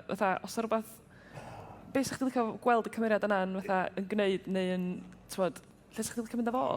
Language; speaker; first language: Welsh; native; Welsh